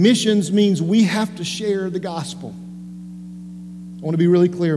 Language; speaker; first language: English; native; English